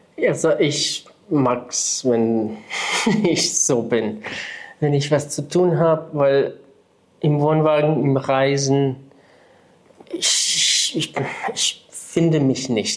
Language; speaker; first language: German; non-native, fluent; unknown